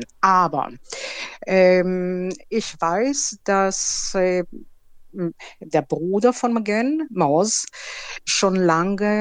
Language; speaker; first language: German; non-native, fluent; Hebrew